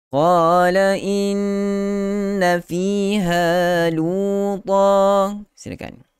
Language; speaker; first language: Malay; native; Malay